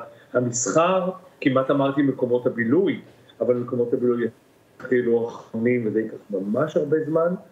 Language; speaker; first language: Hebrew; native; Hebrew